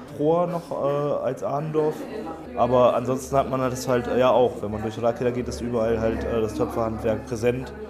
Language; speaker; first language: German; native; German